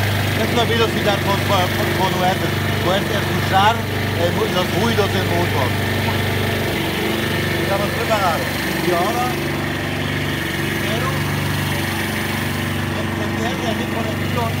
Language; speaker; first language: Spanish; non-native, learner; German